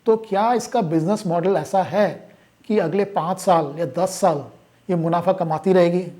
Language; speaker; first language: Hindi; native; Hindi